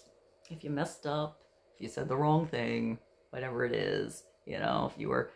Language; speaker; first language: English; native; English